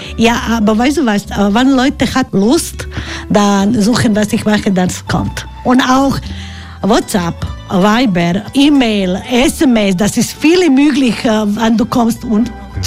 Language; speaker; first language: German; non-native, learner; Croatian